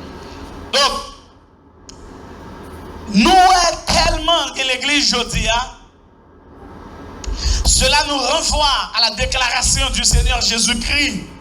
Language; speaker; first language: French; non-native, local second language; Haitian Creole